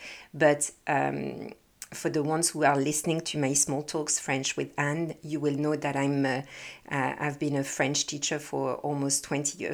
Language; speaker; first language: English; non-native, fluent; French